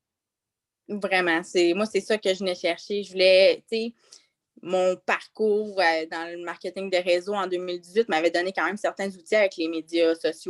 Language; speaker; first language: French; native; French